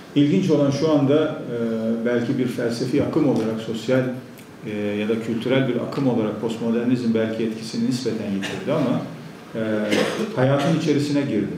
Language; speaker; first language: Turkish; native; Turkish